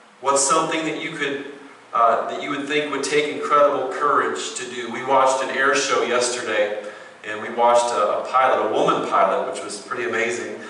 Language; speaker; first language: English; native; English